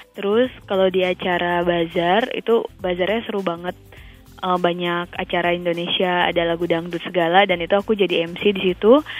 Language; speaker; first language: Indonesian; native; Indonesian